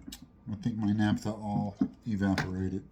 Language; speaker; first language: English; native; English